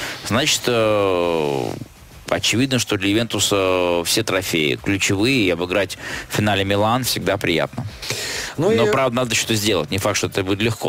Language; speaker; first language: Russian; native; Russian